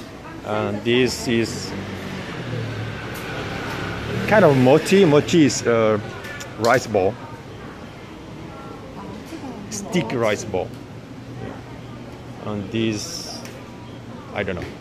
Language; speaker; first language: English; non-native, fluent; Portuguese